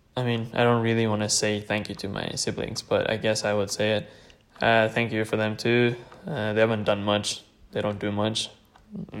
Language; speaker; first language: English; non-native, fluent; Tamil